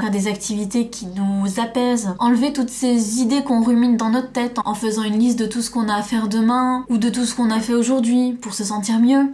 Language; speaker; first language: French; native; French